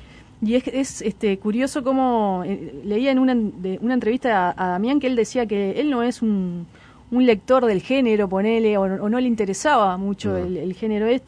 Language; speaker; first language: Spanish; native; Spanish